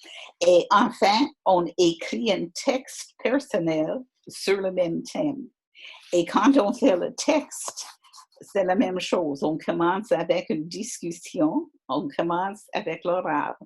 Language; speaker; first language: French; non-native, fluent; English